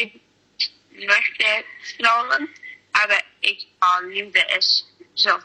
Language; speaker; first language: German; early bilingual, heritage; English